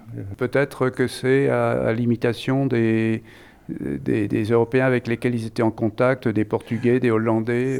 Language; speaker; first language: French; native; French